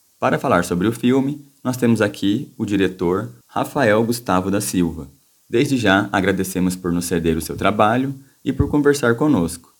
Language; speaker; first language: Portuguese; native; Portuguese